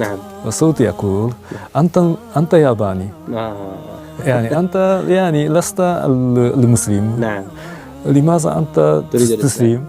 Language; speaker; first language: Arabic; non-native, learner; Japanese